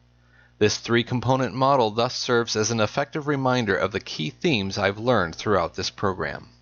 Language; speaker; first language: English; native; English